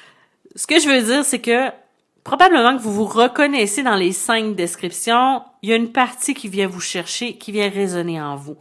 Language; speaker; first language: French; native; French